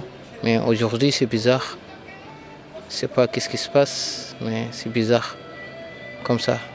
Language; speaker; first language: French; non-native, learner; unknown